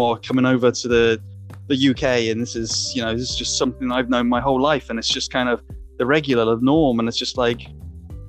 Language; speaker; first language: English; native; English